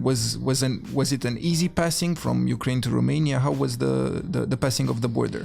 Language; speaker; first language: English; non-native, fluent; Romanian